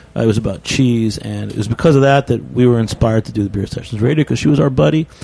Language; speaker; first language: English; native; English